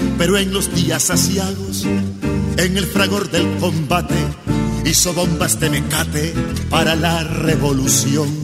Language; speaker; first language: Spanish; native; Spanish